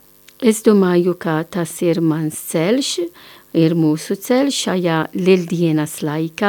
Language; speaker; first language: Latvian; non-native, learner; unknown